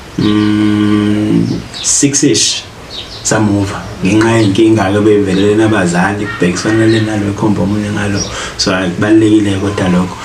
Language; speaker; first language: Zulu; native; Zulu